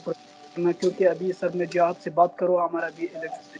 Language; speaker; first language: Hindi; non-native, learner; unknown